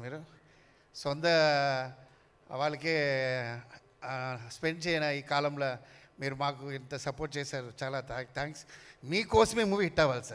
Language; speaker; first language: Telugu; non-native, learner; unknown